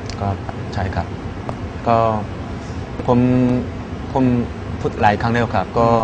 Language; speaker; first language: Thai; non-native, learner; Korean